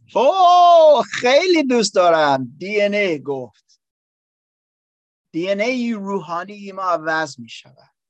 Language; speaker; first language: Persian; non-native, learner; English